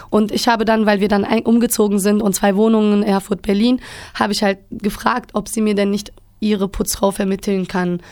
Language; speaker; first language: German; early bilingual, other home language; Turkish